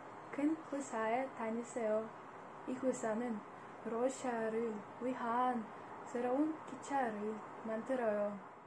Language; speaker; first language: Korean; non-native, learner; Russian